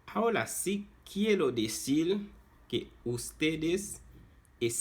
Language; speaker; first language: Spanish; non-native, fluent; Haitian Creole